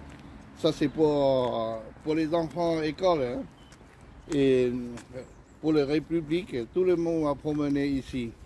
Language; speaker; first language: French; non-native, learner; Hmong